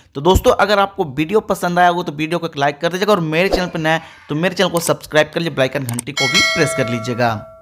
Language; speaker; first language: Hindi; native; Hindi